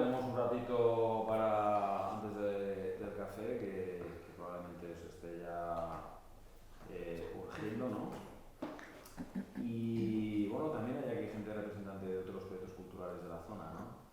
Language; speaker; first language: Spanish; native; Spanish